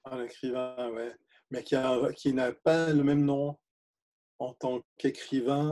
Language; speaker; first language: French; native; French